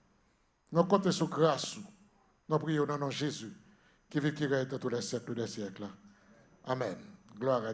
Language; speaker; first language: French; non-native, local second language; Haitian Creole